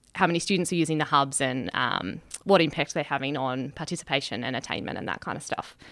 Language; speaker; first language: English; native; English